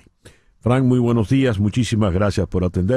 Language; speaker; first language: Spanish; native; Spanish